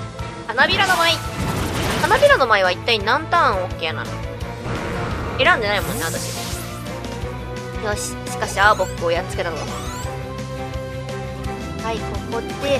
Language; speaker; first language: Japanese; native; Japanese